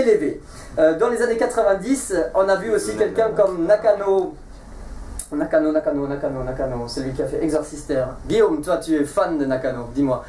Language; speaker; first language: French; native; French